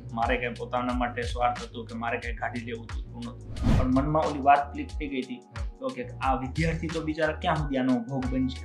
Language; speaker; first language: Gujarati; non-native, local second language; Kachhi